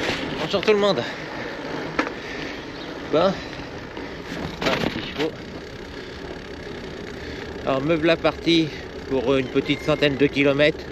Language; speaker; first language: French; native; French